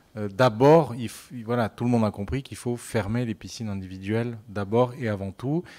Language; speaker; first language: French; non-native, fluent; Spanish